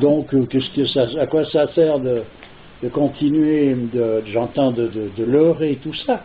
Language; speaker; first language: French; native; French